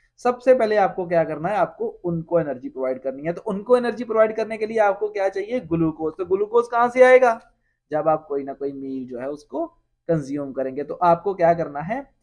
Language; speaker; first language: Hindi; non-native, local second language; Punjabi